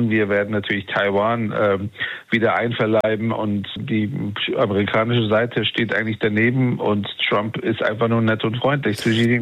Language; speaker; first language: German; native; German